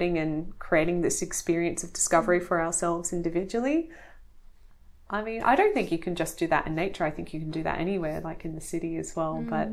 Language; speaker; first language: English; native; English